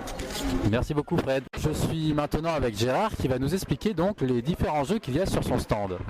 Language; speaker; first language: French; native; French